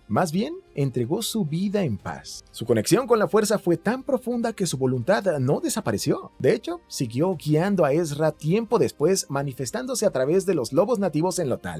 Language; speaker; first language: Spanish; native; Spanish